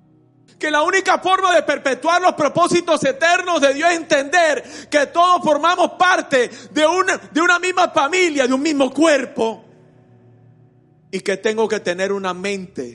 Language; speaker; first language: Spanish; native; Spanish